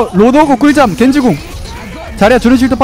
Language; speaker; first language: Korean; native; Korean